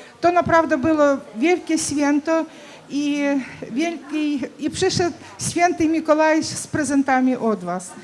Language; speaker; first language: Polish; non-native, learner; Ukrainian